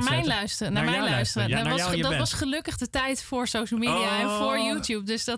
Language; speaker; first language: Dutch; native; Dutch